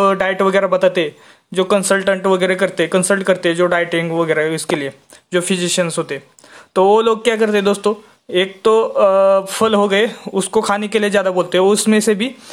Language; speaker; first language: Hindi; non-native, local second language; Marathi